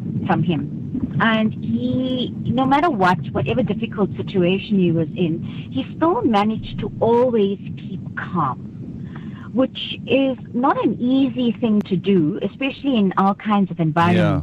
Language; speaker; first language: English; native; English